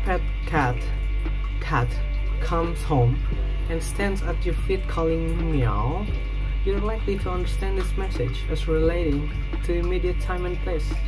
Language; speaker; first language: English; non-native, fluent; Indonesian